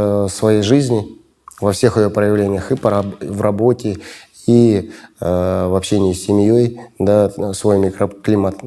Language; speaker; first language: Russian; native; Russian